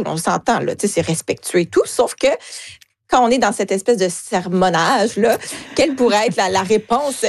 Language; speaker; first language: French; native; French